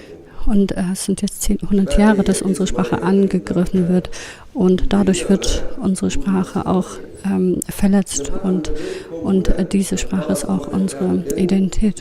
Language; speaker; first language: German; non-native, fluent; Kurdish